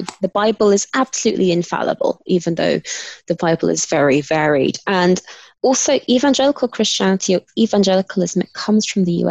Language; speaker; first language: English; native; English